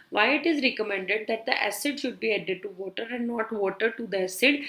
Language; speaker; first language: English; non-native, local second language; Punjabi